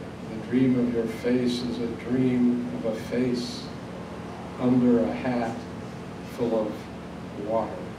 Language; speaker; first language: English; native; English